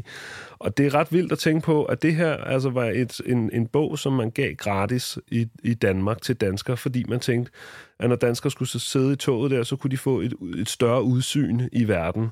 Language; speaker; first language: Danish; native; Danish